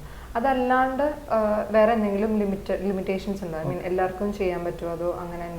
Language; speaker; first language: Malayalam; native; Malayalam